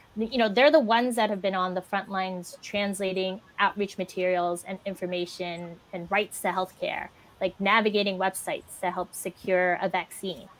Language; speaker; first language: English; native; English